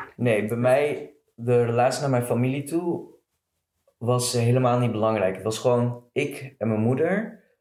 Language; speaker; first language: Dutch; early bilingual, other home language; Arabic